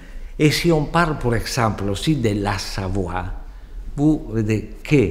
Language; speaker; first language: French; non-native, fluent; Italian